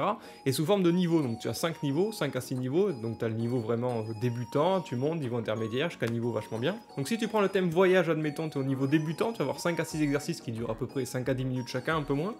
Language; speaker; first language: French; native; French